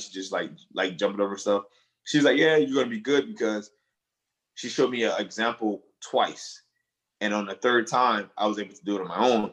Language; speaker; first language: English; early bilingual, other home language; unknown